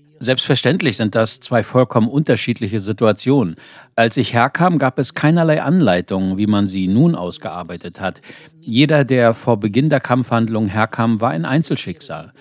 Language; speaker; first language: German; non-native, fluent; Ukrainian